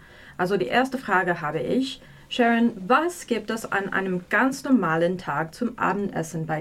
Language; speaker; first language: German; non-native, learner; English